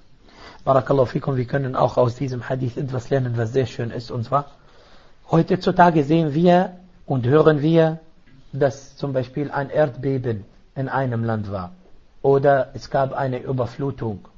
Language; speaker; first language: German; non-native, fluent; Arabic